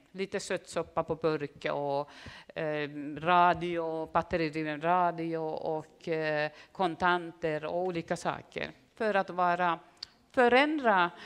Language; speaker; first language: Swedish; non-native, fluent; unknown